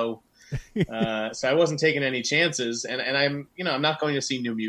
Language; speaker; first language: English; native; English